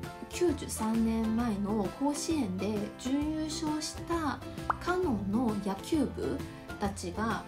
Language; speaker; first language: Japanese; non-native, fluent; Chinese